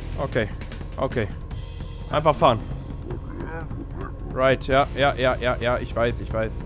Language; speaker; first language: German; native; German